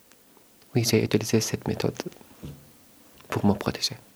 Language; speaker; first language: French; non-native, learner; Arabic